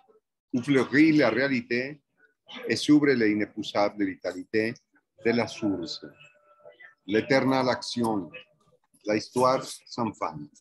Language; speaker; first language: French; non-native, fluent; Spanish